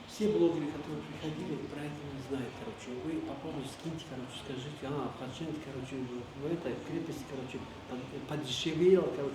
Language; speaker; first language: Russian; non-native, local second language; Tajik